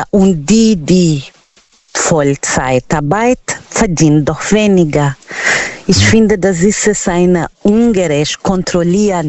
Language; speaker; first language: German; non-native, fluent; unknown